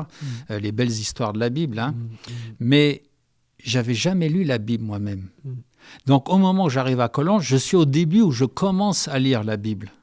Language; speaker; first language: French; early bilingual, heritage; French